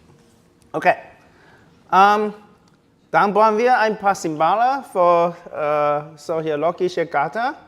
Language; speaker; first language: German; non-native, learner; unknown